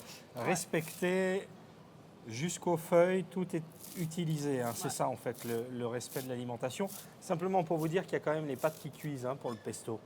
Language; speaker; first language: French; native; French